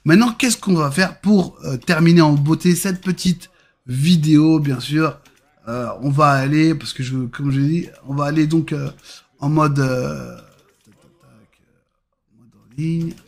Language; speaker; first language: French; native; French